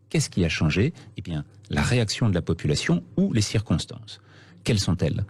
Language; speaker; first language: French; native; French